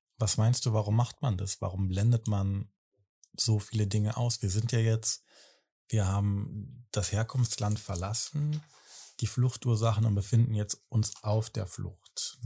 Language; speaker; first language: German; native; German